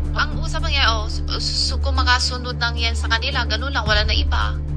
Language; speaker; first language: Filipino; non-native, learner; Chinese